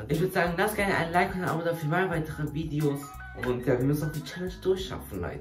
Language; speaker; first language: German; early bilingual, other home language; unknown